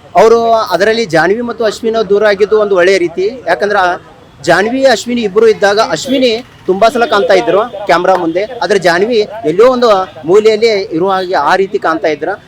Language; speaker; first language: Kannada; native; Kannada